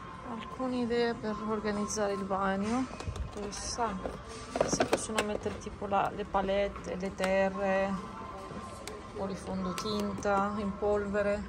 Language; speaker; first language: Italian; non-native, fluent; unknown